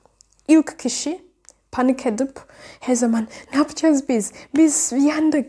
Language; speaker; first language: Turkish; non-native, learner; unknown